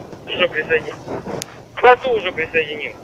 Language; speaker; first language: Russian; native; Russian